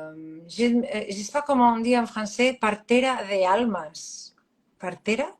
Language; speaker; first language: French; non-native, fluent; Catalan